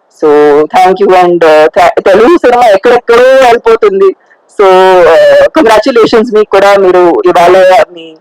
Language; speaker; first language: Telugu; non-native, fluent; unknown